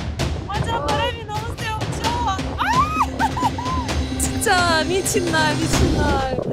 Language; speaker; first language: Korean; non-native, learner; Russian